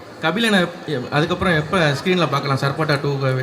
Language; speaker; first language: Tamil; native; Tamil